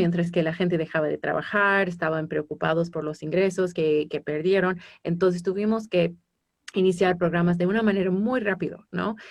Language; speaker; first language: Spanish; non-native, fluent; English